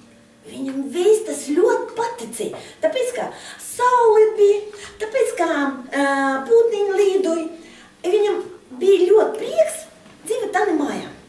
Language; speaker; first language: Latvian; non-native, local second language; Russian